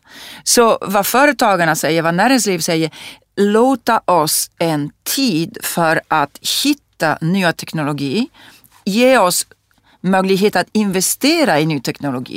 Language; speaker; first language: Swedish; non-native, fluent; Italian